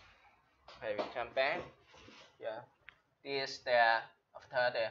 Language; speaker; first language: English; non-native, learner; Chinese